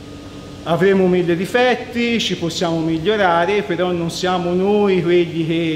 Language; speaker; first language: Italian; native; Italian